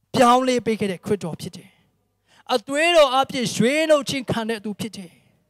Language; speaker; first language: Burmese; non-native, local second language; Tedim Chin